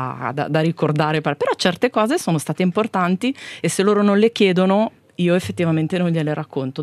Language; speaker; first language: Italian; native; Italian